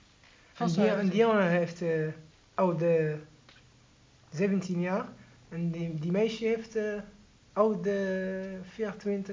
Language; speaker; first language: Dutch; non-native, learner; Arabic